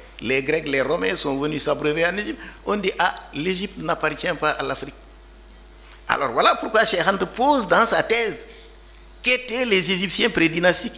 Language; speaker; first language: French; non-native, local second language; Fula